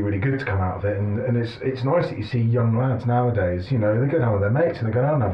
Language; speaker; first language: English; native; English